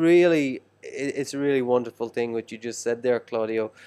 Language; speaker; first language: English; native; English